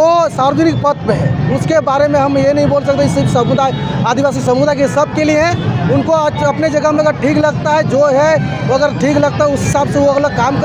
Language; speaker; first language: Hindi; native; Hindi